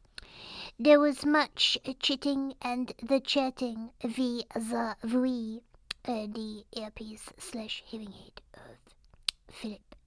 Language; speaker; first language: English; native; English